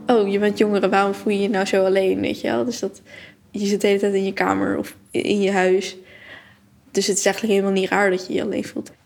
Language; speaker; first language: Dutch; native; Dutch